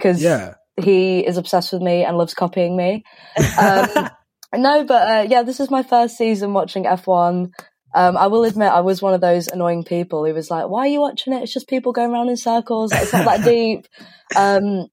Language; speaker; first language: English; native; English